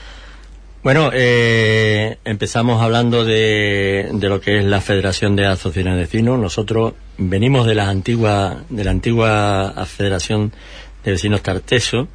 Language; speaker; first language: Spanish; native; Spanish